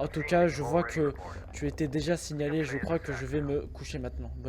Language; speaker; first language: French; native; French